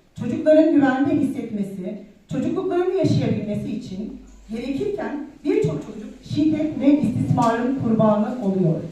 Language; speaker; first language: Turkish; native; Turkish